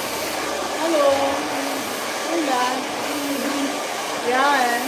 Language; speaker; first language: Dutch; non-native, fluent; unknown